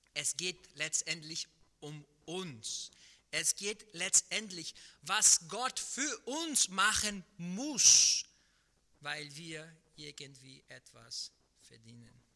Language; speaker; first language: German; non-native, fluent; Portuguese